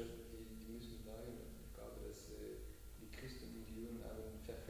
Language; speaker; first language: German; non-native, learner; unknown